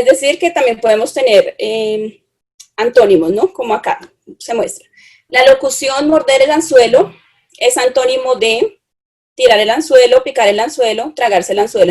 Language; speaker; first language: Spanish; native; Spanish